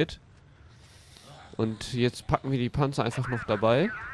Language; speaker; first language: German; native; German